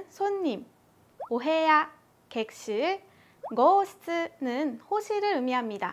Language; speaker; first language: Korean; native; Korean